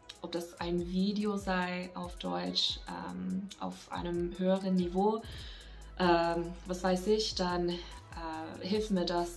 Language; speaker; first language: German; non-native, fluent; English